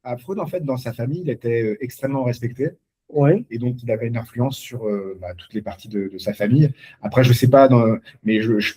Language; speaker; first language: French; native; French